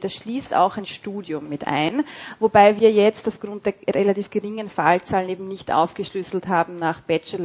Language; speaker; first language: German; native; German